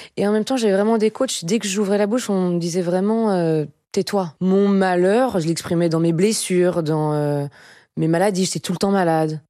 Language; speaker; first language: French; native; French